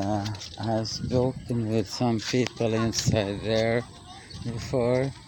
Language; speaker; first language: English; non-native, learner; Norwegian